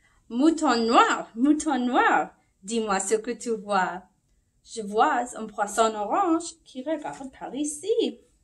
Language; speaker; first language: French; non-native, fluent; English